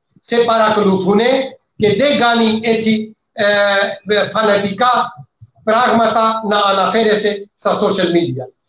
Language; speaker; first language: Greek; non-native, fluent; Urdu